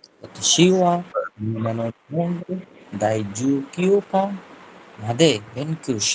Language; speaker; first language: Japanese; non-native, learner; Bangla